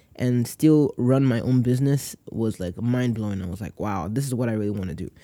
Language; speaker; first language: English; non-native, local second language; Yoruba